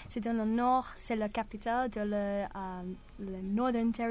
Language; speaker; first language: French; non-native, learner; English